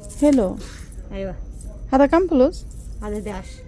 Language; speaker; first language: Arabic; non-native, learner; Bangla